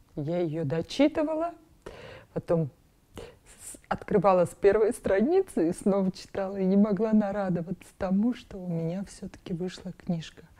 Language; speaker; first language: Russian; non-native, local second language; Armenian